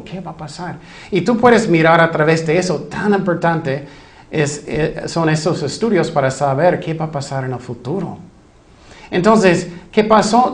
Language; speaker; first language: Spanish; non-native, fluent; English